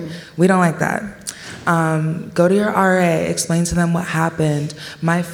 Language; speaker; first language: English; native; English